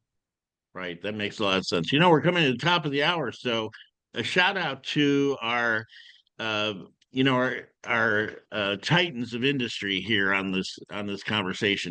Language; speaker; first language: English; native; English